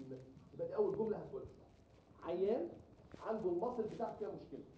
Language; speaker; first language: Arabic; native; Arabic